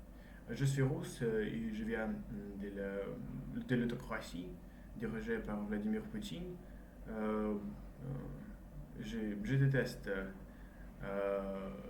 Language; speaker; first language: French; non-native, learner; Russian